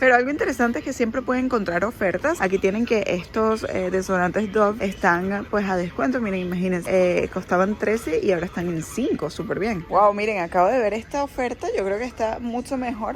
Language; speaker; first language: Spanish; native; Spanish